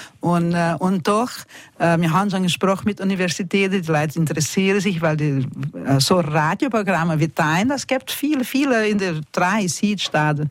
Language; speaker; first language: German; early bilingual, heritage; German